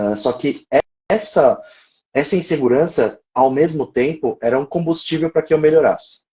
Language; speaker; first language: Portuguese; early bilingual, other home language; Japanese